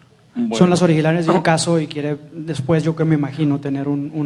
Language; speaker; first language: Spanish; native; Spanish